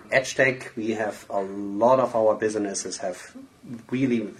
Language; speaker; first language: English; non-native, fluent; German